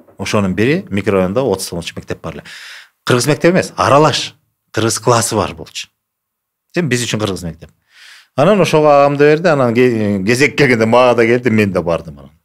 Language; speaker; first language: Kyrgyz; non-native, local second language; Russian